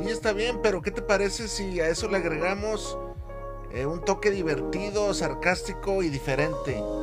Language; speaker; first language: Spanish; native; Spanish